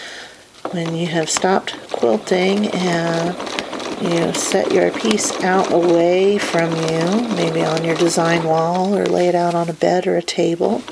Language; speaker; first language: English; native; English